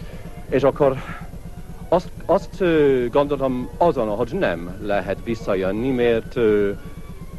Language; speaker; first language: Hungarian; non-native, learner; English